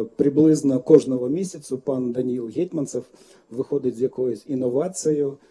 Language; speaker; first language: Ukrainian; non-native, fluent; Lithuanian